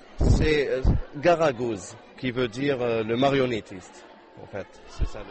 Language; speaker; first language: French; non-native, local second language; Arabic